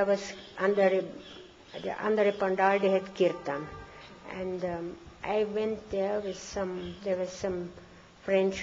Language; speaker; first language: English; non-native, fluent; German